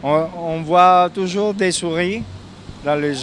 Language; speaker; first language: French; non-native, fluent; Italian